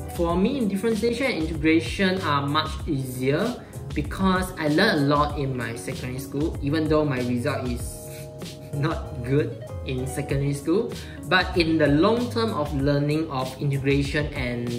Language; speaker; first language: English; non-native, local second language; Chinese